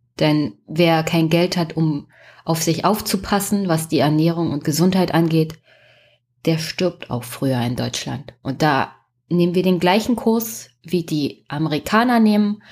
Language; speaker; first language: German; native; German